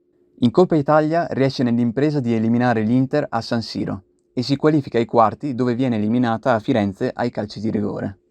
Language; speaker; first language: Italian; native; Italian